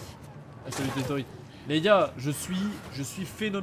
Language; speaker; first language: French; native; French